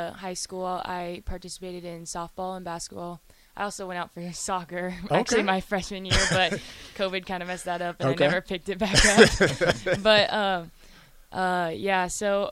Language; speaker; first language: English; native; English